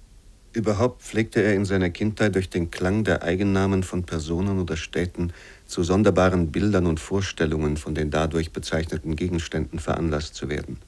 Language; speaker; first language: German; native; German